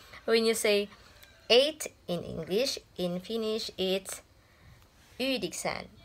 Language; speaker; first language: English; non-native, local second language; Filipino